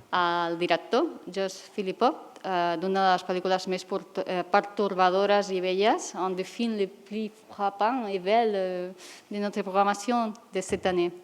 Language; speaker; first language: French; non-native, learner; Spanish